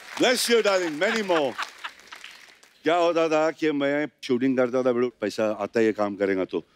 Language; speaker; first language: Hindi; non-native, local second language; Gujarati